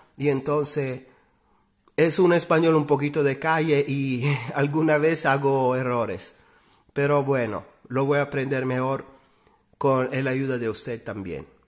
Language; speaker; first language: Spanish; non-native, fluent; Italian